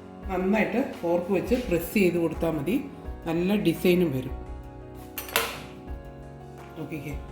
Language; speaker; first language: Malayalam; native; Malayalam